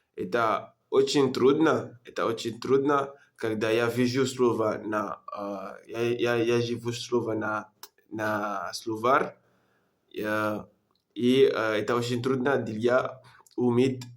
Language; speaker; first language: Russian; non-native, learner; French